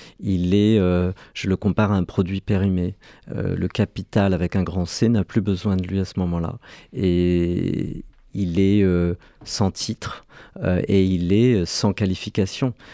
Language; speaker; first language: French; early bilingual, other home language; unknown